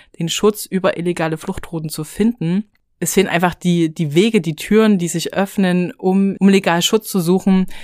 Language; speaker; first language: German; native; German